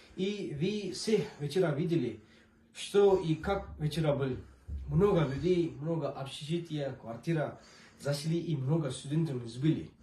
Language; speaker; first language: Russian; non-native, learner; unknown